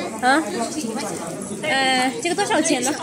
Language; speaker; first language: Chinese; non-native, learner; Urdu